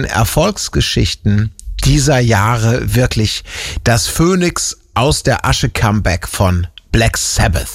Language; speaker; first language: German; native; German